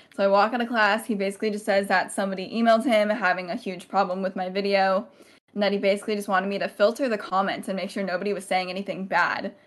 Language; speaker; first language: English; native; English